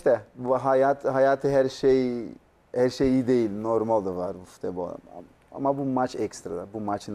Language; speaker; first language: Turkish; non-native, learner; Portuguese